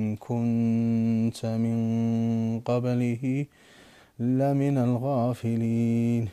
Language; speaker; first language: Arabic; non-native, fluent; English